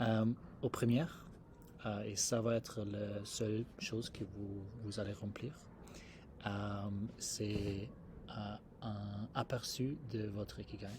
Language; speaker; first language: French; non-native, fluent; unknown